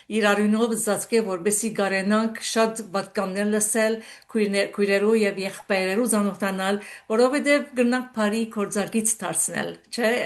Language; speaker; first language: Armenian; early bilingual, heritage; Armenian